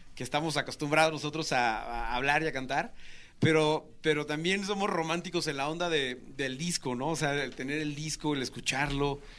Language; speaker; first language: Spanish; native; Spanish